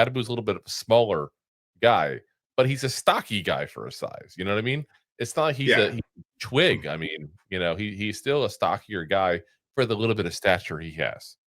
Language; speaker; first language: English; native; English